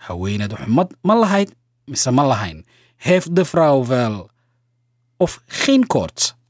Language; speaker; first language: Dutch; non-native, learner; Somali